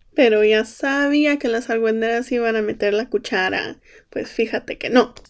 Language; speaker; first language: Spanish; early bilingual, other home language; English